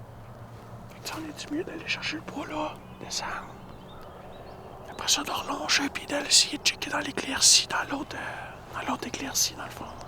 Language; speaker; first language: French; native; French